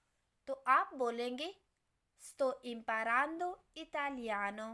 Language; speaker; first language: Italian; non-native, fluent; Urdu